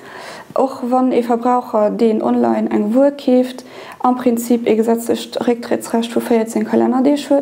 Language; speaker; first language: German; non-native, local second language; Luxembourgish